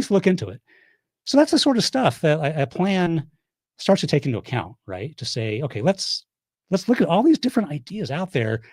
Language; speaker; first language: English; native; English